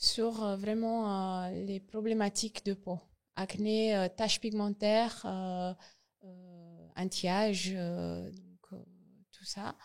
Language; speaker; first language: French; non-native, learner; Romanian